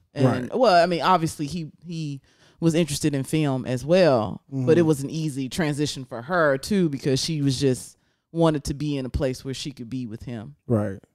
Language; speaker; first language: English; native; English